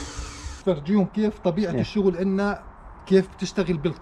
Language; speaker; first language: Arabic; native; Arabic